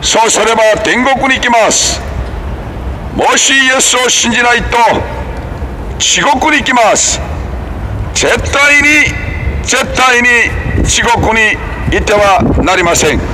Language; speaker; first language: Japanese; non-native, learner; Korean